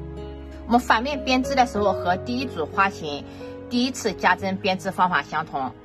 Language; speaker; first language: Chinese; native; Chinese